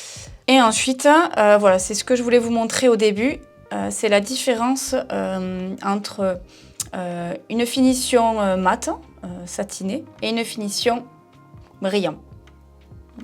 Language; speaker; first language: French; native; French